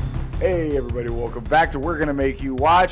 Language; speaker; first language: English; native; English